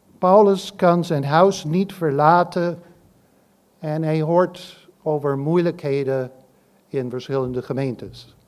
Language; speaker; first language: Dutch; non-native, fluent; English